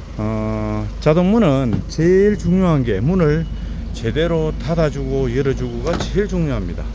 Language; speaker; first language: Korean; native; Korean